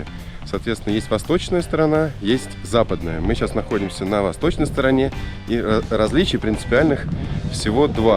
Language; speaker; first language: Russian; native; Russian